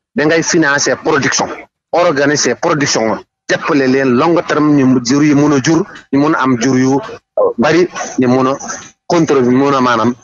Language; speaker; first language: Wolof; non-native, local second language; Fula